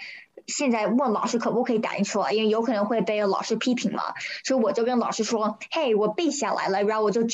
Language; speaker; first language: Chinese; early bilingual, heritage; Chinese